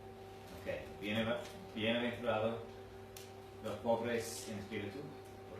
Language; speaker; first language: Spanish; non-native, fluent; English